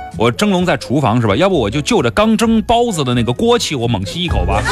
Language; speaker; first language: Chinese; native; Chinese